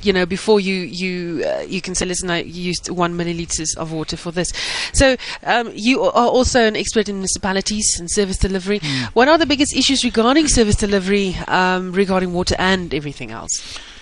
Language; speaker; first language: English; non-native, local second language; Afrikaans